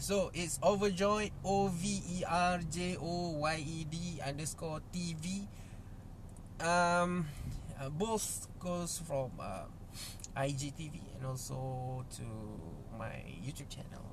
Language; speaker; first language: English; non-native, local second language; Malay